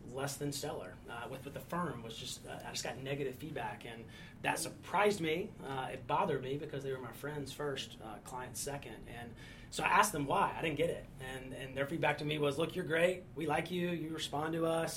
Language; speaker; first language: English; native; English